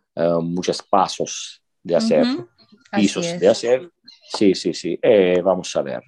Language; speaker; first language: Spanish; non-native, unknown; Italian